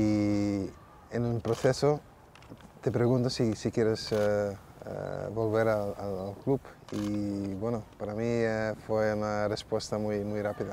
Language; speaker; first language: Spanish; non-native, fluent; Dutch